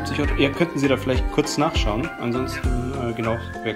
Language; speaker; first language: German; native; German